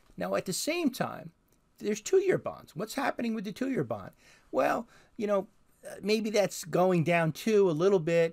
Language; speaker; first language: English; native; English